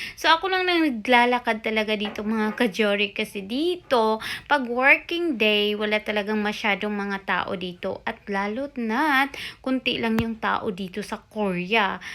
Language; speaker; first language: Filipino; native; Filipino